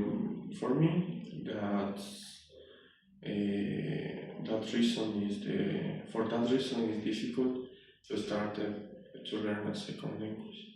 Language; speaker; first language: English; non-native, learner; Spanish